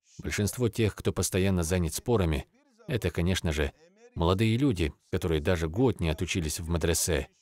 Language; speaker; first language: Russian; non-native, local second language; Avaric